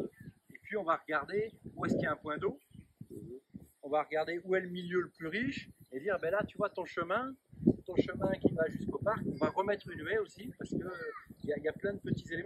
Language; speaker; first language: French; native; French